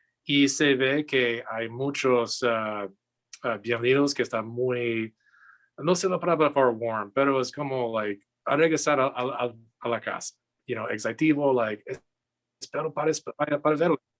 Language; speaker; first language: Spanish; non-native, learner; English